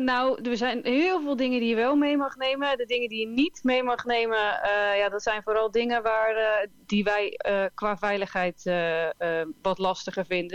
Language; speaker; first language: Dutch; native; Dutch